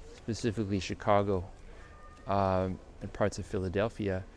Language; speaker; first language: English; native; English